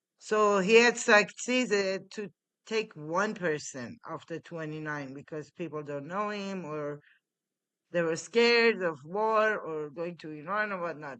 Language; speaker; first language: English; non-native, fluent; Persian